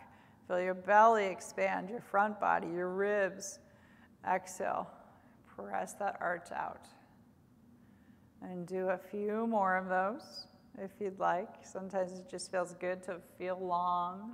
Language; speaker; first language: English; native; English